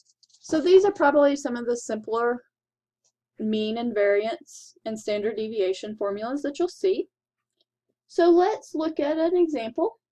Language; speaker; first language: English; native; English